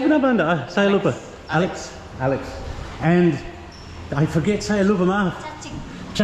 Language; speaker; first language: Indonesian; non-native, learner; English